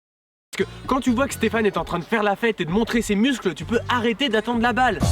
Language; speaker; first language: French; native; French